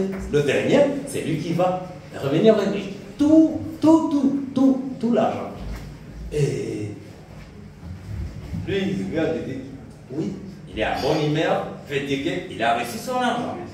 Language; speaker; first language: French; non-native, local second language; Rundi